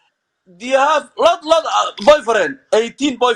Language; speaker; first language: English; non-native, learner; Somali